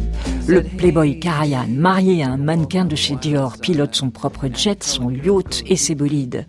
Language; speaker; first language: French; native; French